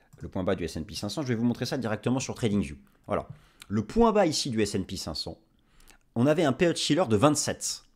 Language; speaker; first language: French; native; French